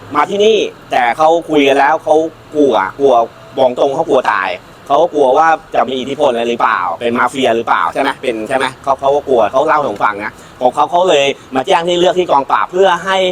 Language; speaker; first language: Thai; native; Thai